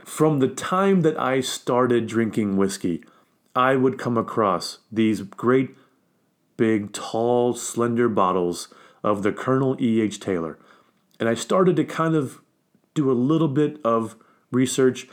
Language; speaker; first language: English; native; English